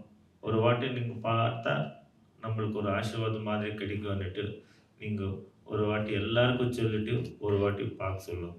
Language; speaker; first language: Tamil; non-native, learner; Kannada